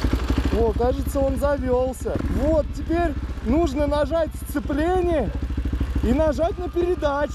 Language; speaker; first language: Russian; native; Russian